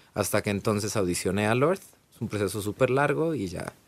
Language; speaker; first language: Spanish; native; Spanish